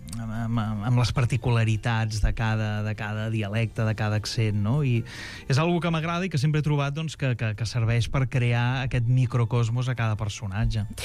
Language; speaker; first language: Catalan; native; Catalan